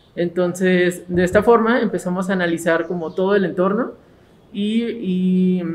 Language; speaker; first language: Spanish; native; Spanish